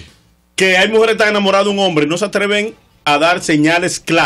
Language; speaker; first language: Spanish; native; Spanish